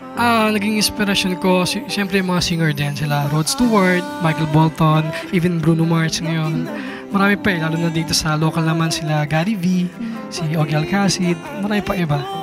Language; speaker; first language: Filipino; native; Filipino